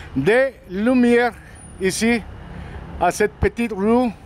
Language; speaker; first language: French; non-native, learner; Spanish